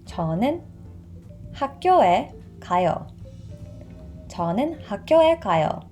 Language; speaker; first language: Korean; non-native, fluent; English